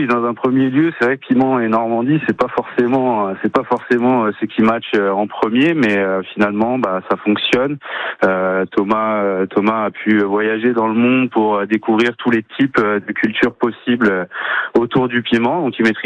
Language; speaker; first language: French; native; French